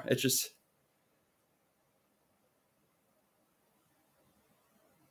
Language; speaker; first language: English; native; English